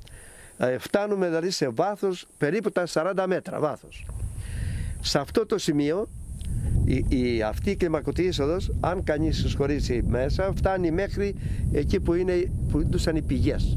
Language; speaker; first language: Greek; native; Greek